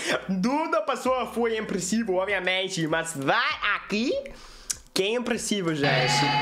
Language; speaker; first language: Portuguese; non-native, learner; English